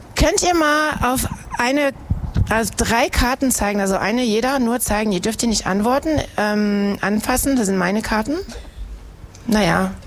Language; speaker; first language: German; non-native, fluent; French